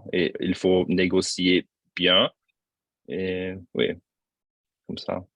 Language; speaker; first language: French; non-native, fluent; German